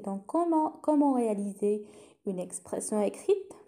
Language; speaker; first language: French; non-native, local second language; Arabic